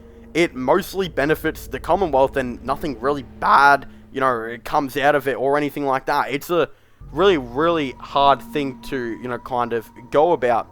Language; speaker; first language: English; native; English